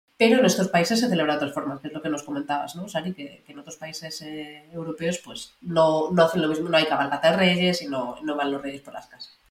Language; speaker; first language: Spanish; native; Spanish